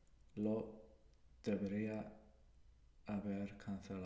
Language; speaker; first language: Spanish; non-native, learner; English